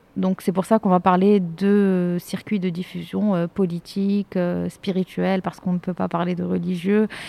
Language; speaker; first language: French; non-native, local second language; Arabic